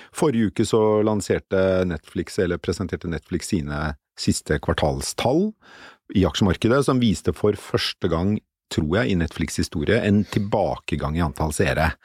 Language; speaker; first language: Norwegian; native; Norwegian